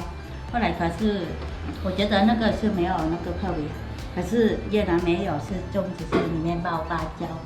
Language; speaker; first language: Chinese; non-native, learner; Vietnamese